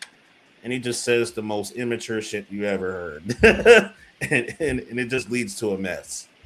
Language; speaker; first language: English; native; English